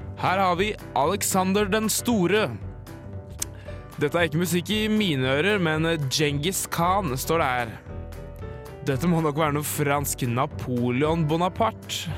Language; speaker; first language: Norwegian; native; Norwegian